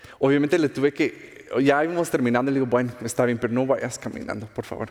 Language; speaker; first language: Spanish; non-native, fluent; English